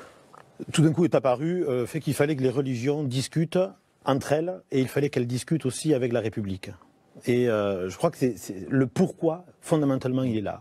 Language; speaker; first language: French; native; French